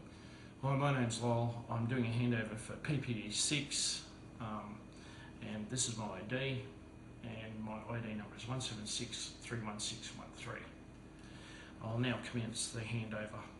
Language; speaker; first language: English; native; English